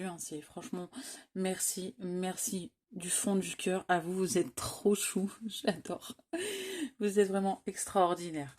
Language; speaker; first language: French; native; French